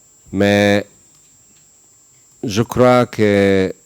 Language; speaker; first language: French; non-native, learner; Bosnian